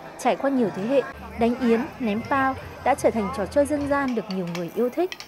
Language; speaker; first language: Vietnamese; native; Vietnamese